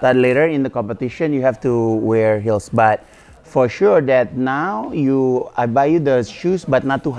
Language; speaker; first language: English; non-native, learner; Indonesian